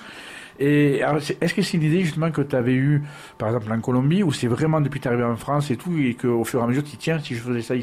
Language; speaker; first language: French; native; French